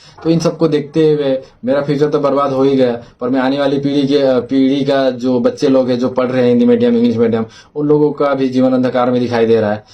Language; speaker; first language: Hindi; non-native, local second language; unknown